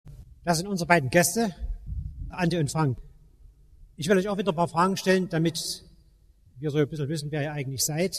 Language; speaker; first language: German; native; German